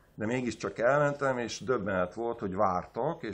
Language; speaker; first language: Hungarian; native; Hungarian